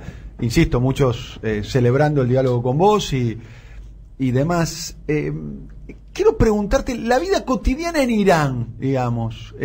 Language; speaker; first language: Spanish; native; Spanish